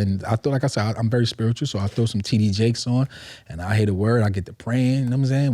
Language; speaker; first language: English; native; English